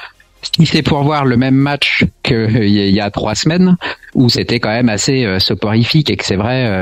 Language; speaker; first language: French; native; French